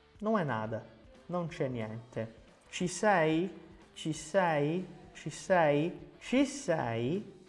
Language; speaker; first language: Italian; non-native, fluent; Portuguese